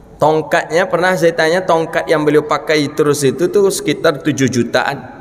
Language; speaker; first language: Malay; non-native, local second language; Minangkabau